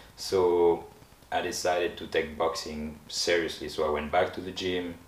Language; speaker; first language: English; non-native, fluent; French